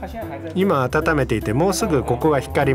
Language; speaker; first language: Japanese; non-native, fluent; Chinese